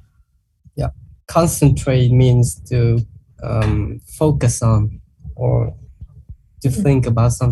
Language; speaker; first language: English; non-native, learner; Vietnamese